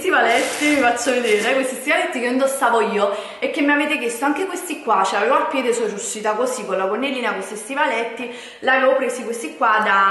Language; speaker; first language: Italian; native; Italian